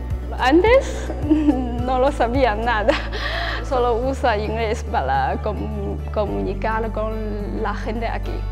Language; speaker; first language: Spanish; non-native, learner; Chinese